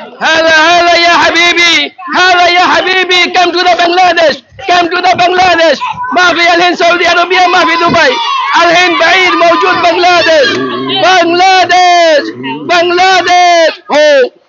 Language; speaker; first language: Arabic; non-native, learner; Bangla